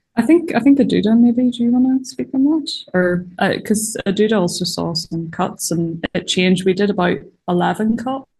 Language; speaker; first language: English; native; English